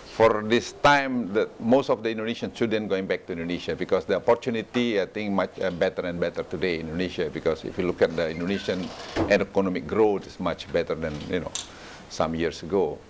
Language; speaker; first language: English; non-native, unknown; Indonesian